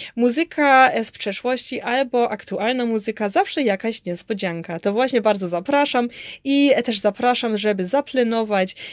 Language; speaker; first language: Polish; early bilingual, heritage; Polish